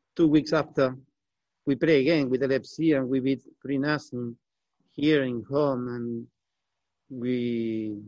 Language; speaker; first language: English; non-native, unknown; Spanish